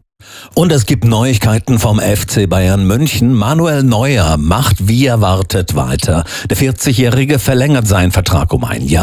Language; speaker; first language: German; native; German